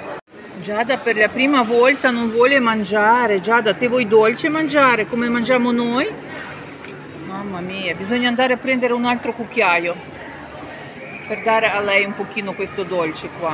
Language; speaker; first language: Italian; non-native, learner; Russian